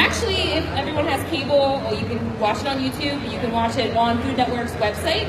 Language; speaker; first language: English; native; English